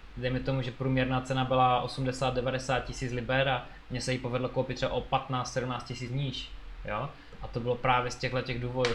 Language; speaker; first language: Czech; native; Czech